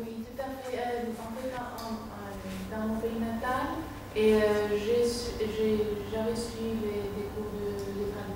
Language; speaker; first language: French; non-native, fluent; Greek